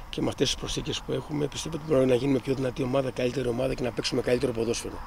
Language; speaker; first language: Greek; native; Greek